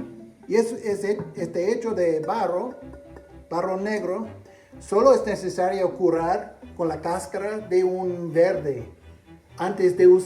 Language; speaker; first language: Spanish; non-native, fluent; English